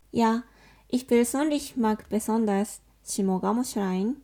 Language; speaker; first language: German; non-native, learner; Japanese